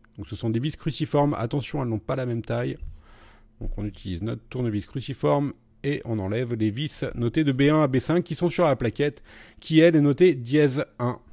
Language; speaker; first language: French; native; French